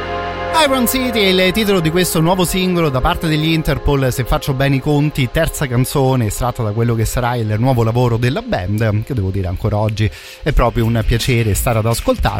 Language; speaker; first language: Italian; native; Italian